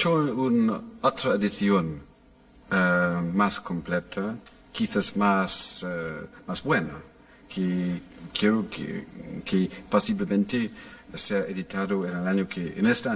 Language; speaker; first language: Spanish; non-native, fluent; English